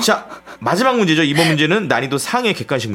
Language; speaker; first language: Korean; native; Korean